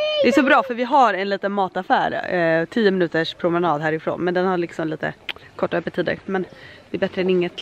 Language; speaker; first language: Swedish; native; Swedish